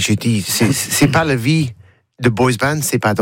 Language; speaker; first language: French; non-native, learner; English